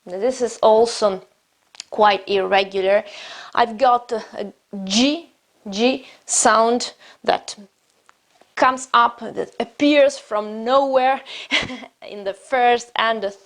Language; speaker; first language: English; non-native, fluent; Italian